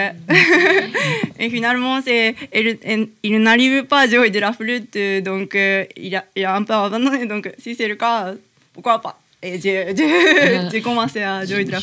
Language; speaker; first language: French; non-native, learner; Japanese